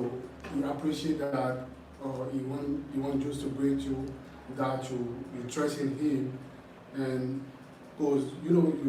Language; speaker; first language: English; non-native, fluent; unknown